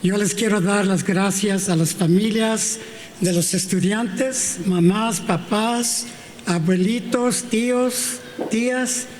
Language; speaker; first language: Spanish; early bilingual, heritage; Spanish